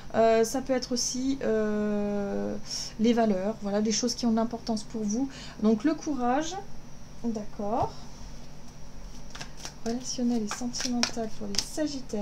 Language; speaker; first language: French; native; French